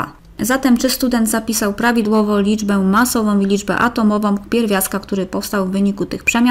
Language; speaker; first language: Polish; native; Polish